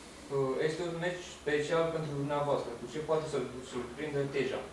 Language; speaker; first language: Romanian; native; Romanian